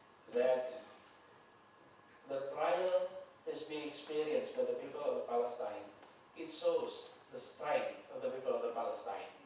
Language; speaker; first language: English; non-native, fluent; Indonesian